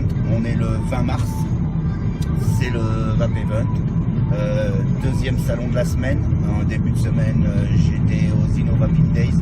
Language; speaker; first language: French; native; French